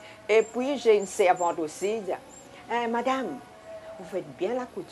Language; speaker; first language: French; non-native, local second language; Hakka Chinese